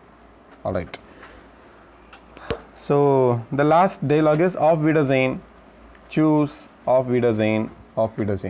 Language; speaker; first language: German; non-native, learner; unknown